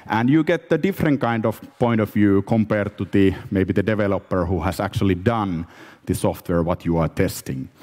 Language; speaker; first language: English; non-native, fluent; Finnish